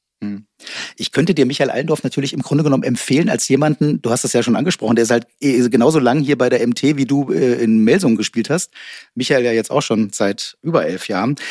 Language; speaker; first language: German; native; German